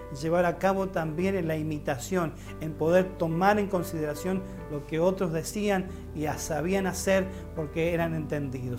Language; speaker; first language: Spanish; native; Spanish